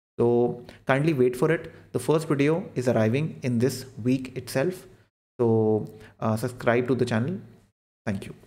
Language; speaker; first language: Hindi; native; Hindi